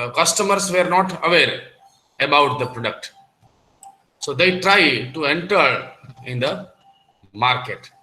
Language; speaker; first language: English; non-native, local second language; Gujarati